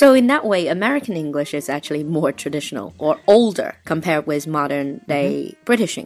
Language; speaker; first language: English; non-native, fluent; Chinese